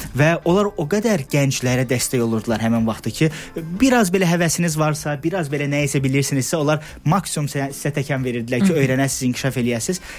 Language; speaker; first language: Azerbaijani; early bilingual, heritage; Azerbaijani